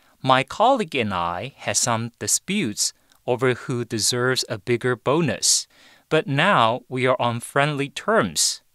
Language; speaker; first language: English; non-native, fluent; Chinese